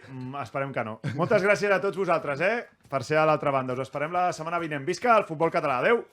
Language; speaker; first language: Catalan; native; Catalan